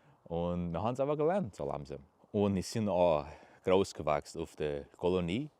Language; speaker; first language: German; early bilingual, heritage; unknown